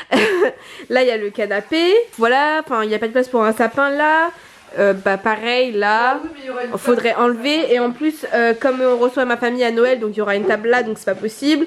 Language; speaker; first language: French; native; French